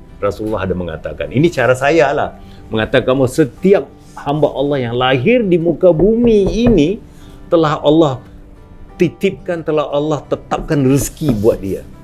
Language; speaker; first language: Malay; native; Malay